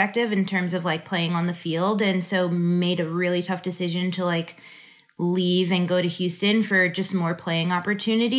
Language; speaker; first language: English; native; English